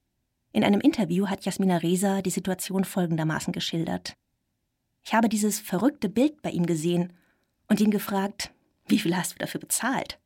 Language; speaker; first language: German; native; German